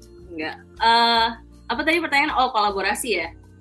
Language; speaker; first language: Indonesian; early bilingual, heritage; Indonesian